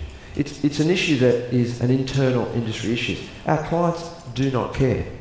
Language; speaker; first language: English; native; English